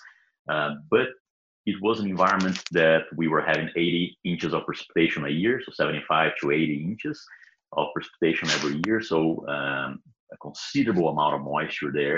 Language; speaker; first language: English; non-native, fluent; Portuguese